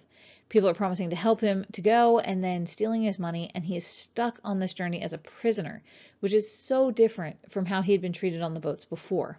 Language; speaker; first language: English; native; English